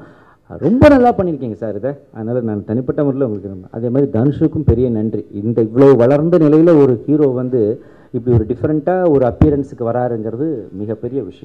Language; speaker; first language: Tamil; native; Tamil